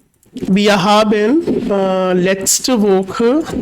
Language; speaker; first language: German; non-native, learner; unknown